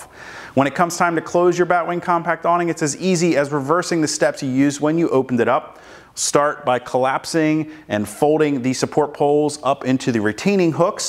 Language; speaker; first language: English; native; English